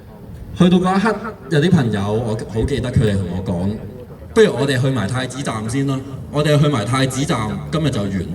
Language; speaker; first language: Cantonese; native; Cantonese